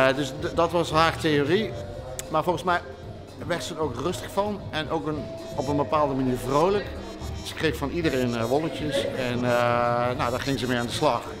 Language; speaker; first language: Dutch; native; Dutch